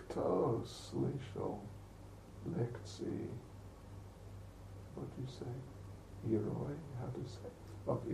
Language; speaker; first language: Russian; non-native, learner; English